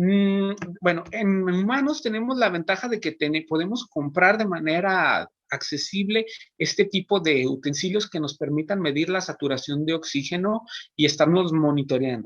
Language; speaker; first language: Spanish; native; Spanish